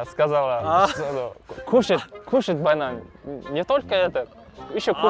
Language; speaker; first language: Russian; non-native, local second language; Kazakh